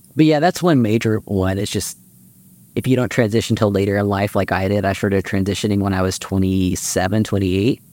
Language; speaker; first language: English; native; English